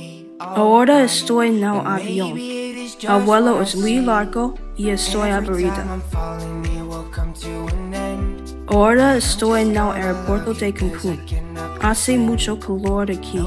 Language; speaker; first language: Spanish; non-native, learner; English